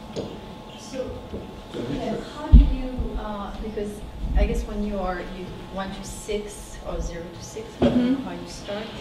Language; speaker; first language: English; native; English